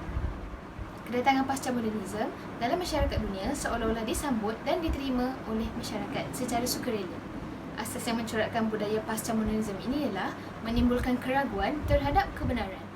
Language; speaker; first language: Malay; native; Malay